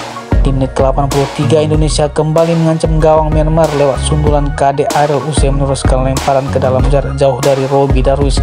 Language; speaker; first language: Indonesian; native; Indonesian